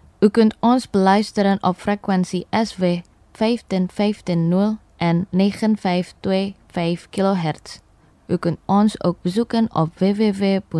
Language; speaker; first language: Dutch; non-native, fluent; Indonesian